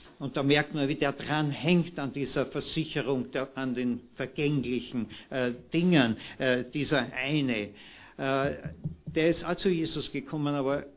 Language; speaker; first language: German; native; German